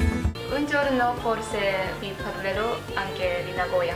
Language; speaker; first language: Italian; non-native, learner; Japanese